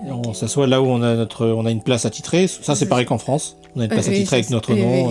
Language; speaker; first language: French; native; French